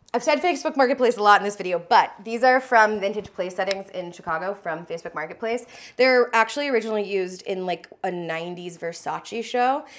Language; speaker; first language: English; native; English